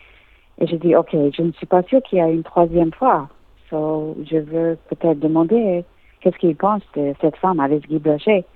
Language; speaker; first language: French; non-native, learner; English